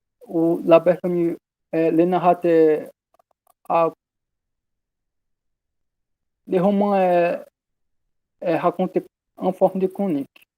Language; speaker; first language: French; non-native, learner; Portuguese